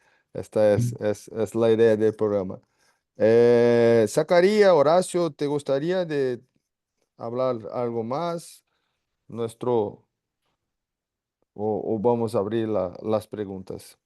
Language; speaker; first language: Spanish; non-native, fluent; Portuguese